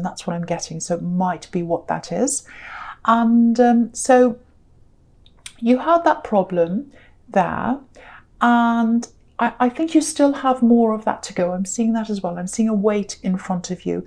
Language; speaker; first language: English; native; English